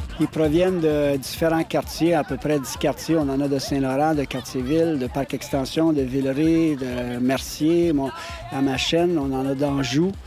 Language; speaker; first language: French; native; French